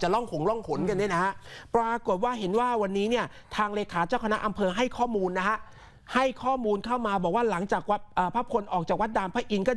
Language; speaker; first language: Thai; native; Thai